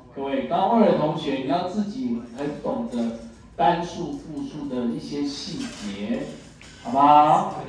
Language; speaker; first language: Chinese; native; Chinese